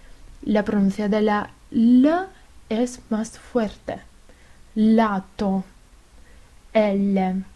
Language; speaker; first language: Spanish; non-native, fluent; Italian